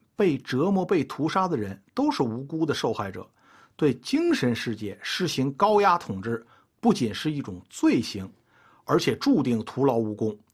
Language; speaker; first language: Chinese; native; Chinese